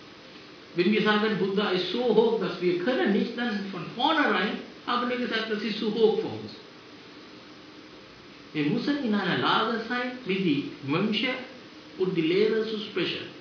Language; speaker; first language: German; non-native, fluent; Sinhala